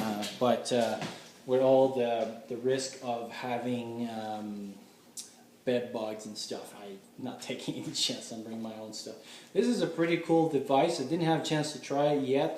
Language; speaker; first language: English; non-native, fluent; French